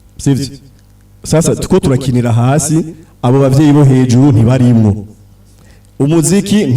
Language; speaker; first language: Rundi; early bilingual, heritage; Rundi